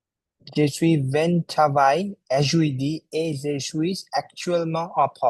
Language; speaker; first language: French; non-native, learner; Bangla